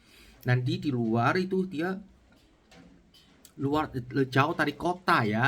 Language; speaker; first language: Indonesian; non-native, learner; Chinese